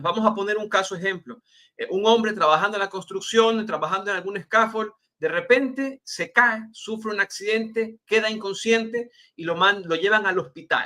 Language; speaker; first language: Spanish; native; Spanish